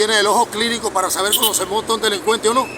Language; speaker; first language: Spanish; native; Spanish